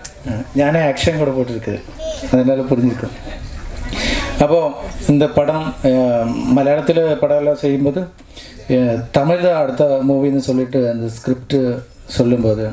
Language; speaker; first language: Tamil; non-native, local second language; Malayalam